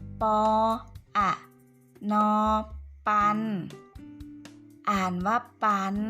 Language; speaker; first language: Thai; native; Thai